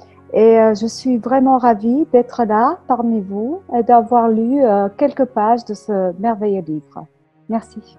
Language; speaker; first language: French; non-native, fluent; Albanian